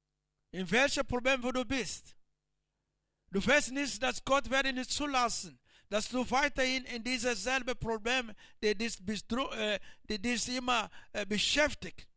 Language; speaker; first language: German; non-native, learner; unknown